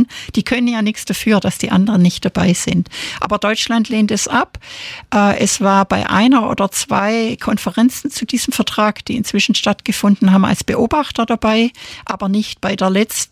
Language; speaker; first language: German; native; German